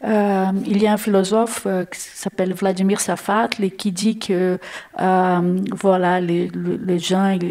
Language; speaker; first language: French; non-native, learner; Portuguese